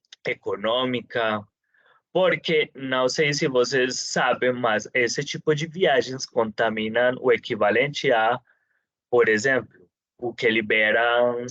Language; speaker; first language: Portuguese; non-native, fluent; Spanish